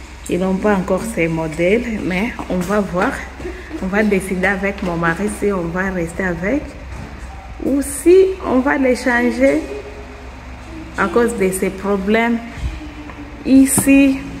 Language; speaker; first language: French; non-native, local second language; Swahili